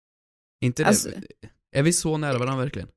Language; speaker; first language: Swedish; native; Swedish